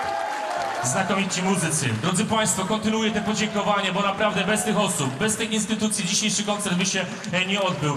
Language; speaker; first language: Polish; native; Polish